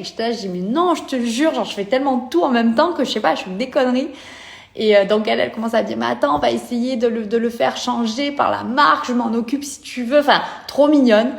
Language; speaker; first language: French; native; French